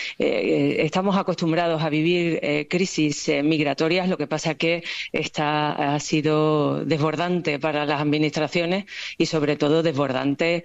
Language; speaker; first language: Spanish; native; Spanish